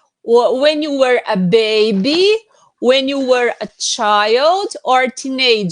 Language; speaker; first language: English; non-native, fluent; Portuguese